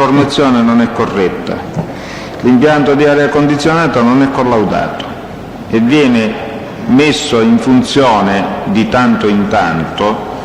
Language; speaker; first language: Italian; native; Italian